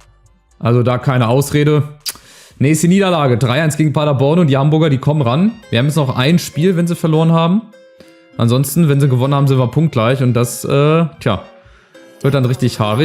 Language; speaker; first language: German; native; German